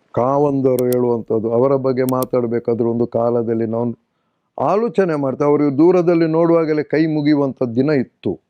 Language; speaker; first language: Kannada; non-native, local second language; Konkani